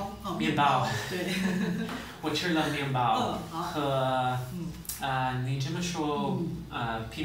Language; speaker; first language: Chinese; non-native, learner; English